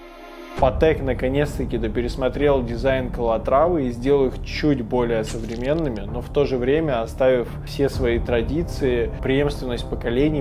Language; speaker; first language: Russian; native; Russian